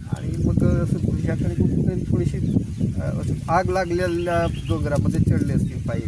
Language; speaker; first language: Marathi; non-native, local second language; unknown